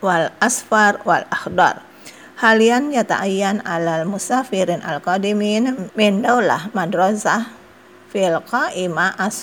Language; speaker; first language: Arabic; non-native, fluent; Indonesian